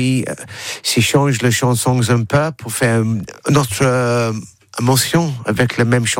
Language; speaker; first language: French; non-native, learner; English